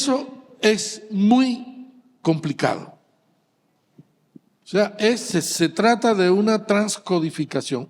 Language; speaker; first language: Spanish; native; Spanish